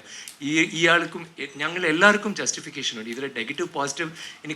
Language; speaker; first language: Malayalam; non-native, learner; Tamil